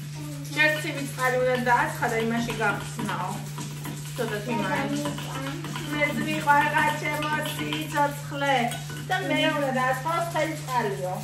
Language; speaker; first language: Georgian; native; Georgian